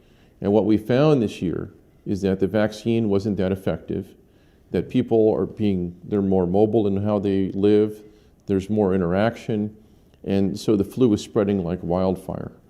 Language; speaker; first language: English; native; English